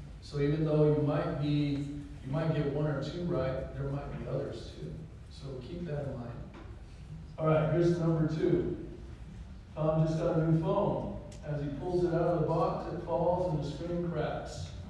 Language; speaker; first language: English; native; English